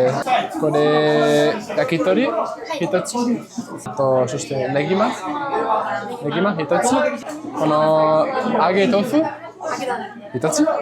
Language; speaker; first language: Japanese; non-native, learner; English